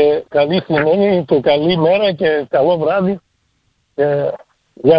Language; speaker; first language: Greek; early bilingual, heritage; Greek